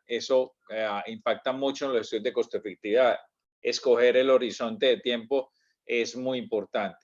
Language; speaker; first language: Spanish; native; Spanish